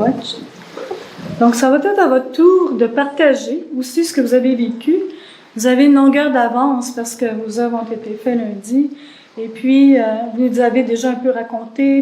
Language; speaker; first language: French; native; French